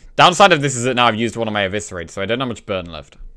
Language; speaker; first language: English; native; English